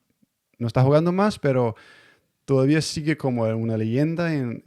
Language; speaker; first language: Spanish; non-native, learner; Danish